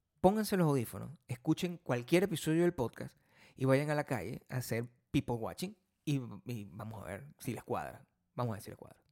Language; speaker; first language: Spanish; native; Spanish